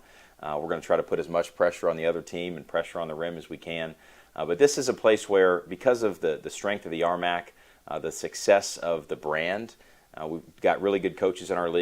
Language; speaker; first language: English; native; English